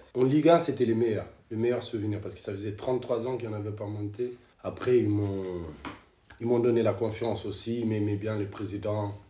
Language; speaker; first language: French; non-native, fluent; Kabuverdianu